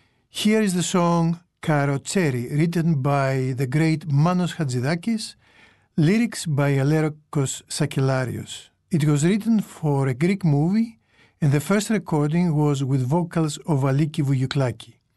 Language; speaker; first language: English; non-native, fluent; Greek